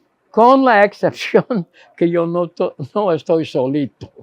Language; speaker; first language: Spanish; non-native, fluent; Dutch